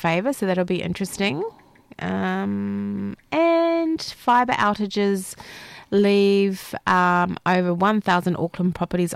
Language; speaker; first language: English; native; English